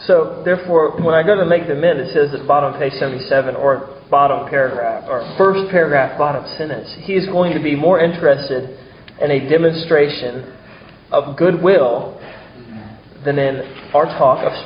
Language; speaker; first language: English; native; English